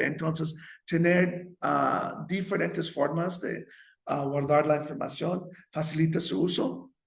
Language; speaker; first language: Spanish; non-native, fluent; English